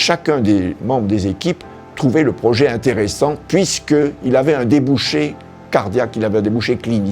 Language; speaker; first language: French; native; French